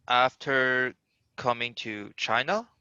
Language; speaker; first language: English; non-native, fluent; Chinese